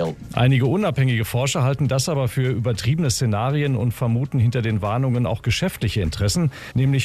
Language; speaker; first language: German; native; German